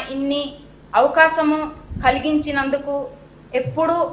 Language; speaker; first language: Telugu; non-native, local second language; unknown